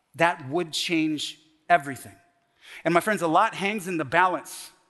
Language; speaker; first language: English; native; English